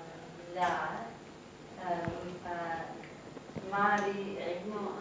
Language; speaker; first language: Arabic; non-native, learner; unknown